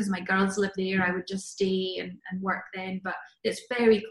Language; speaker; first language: English; native; English